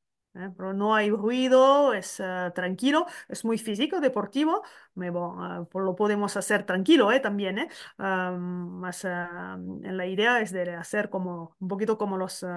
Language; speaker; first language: Spanish; non-native, learner; French